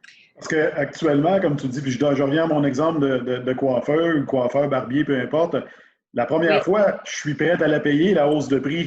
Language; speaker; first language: French; native; French